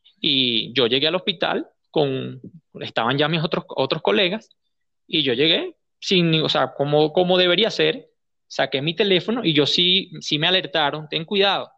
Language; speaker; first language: Spanish; native; Spanish